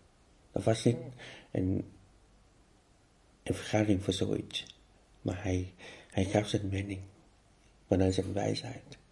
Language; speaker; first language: Dutch; non-native, fluent; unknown